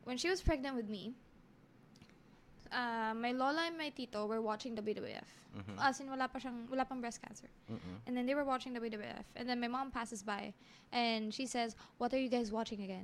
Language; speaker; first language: English; non-native, local second language; Filipino